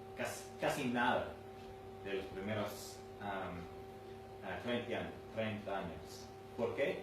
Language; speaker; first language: Spanish; non-native, fluent; English